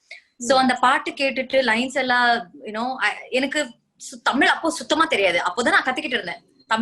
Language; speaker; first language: Tamil; non-native, fluent; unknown